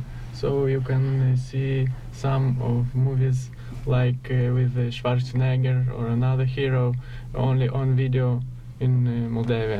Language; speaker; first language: English; non-native, learner; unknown